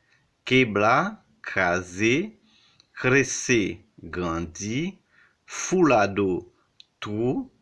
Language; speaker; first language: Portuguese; non-native, fluent; Haitian Creole